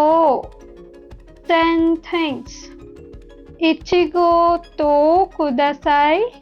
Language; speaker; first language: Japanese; non-native, learner; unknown